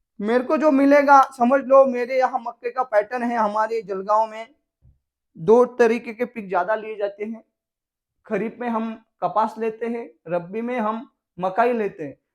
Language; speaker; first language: Hindi; non-native, local second language; Marathi